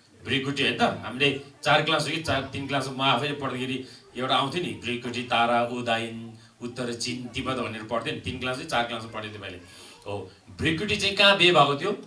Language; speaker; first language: Nepali; non-native, local second language; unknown